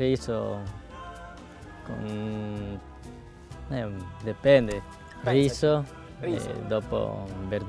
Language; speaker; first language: Italian; non-native, learner; Korean